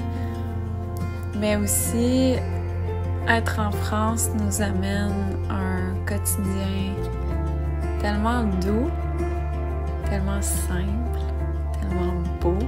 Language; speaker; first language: French; native; French